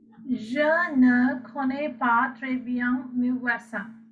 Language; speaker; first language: French; non-native, fluent; Sinhala